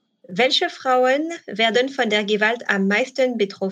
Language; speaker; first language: German; non-native, learner; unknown